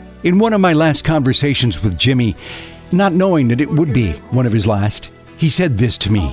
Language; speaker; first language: English; early bilingual, other home language; Spanish